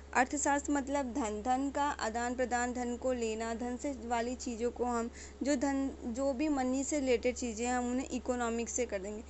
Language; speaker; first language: Hindi; native; Hindi